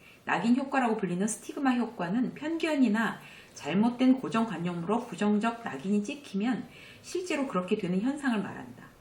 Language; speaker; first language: Korean; native; Korean